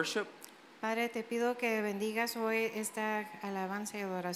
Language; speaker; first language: Spanish; native; Spanish